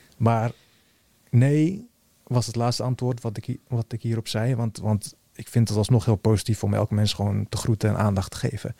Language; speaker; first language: Dutch; early bilingual, other home language; Bosnian